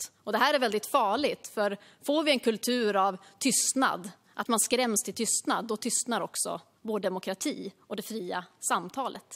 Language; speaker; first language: Swedish; native; Swedish